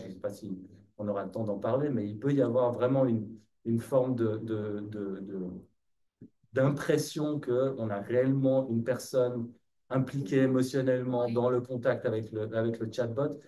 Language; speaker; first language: French; native; French